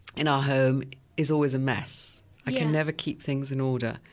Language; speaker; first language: English; early bilingual, other home language; French